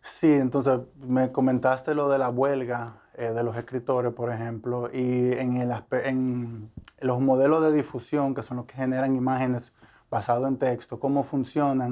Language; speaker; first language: Spanish; native; Spanish